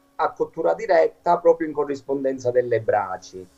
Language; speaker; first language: Italian; native; Italian